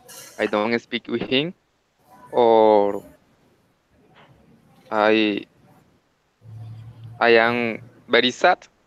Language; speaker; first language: English; non-native, learner; Spanish